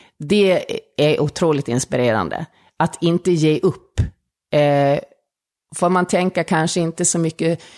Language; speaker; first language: Swedish; native; Swedish